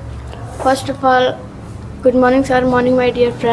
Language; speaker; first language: English; non-native, learner; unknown